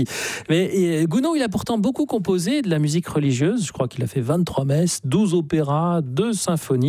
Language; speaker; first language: French; native; French